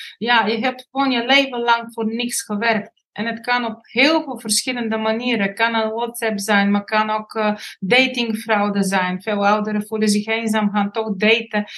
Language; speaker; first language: Dutch; non-native, fluent; Bulgarian